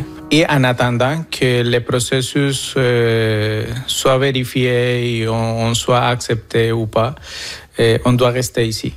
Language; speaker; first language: French; non-native, fluent; Spanish